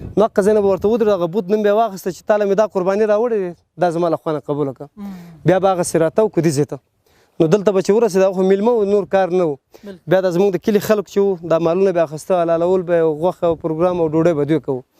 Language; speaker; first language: Pashto; non-native, local second language; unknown